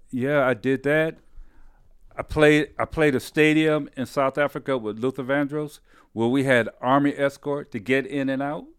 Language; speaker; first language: English; native; English